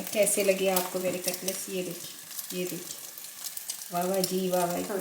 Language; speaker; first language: Urdu; non-native, local second language; Pashto